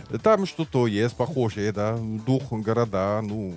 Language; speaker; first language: Russian; non-native, learner; French